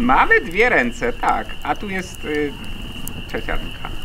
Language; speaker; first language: Polish; native; Polish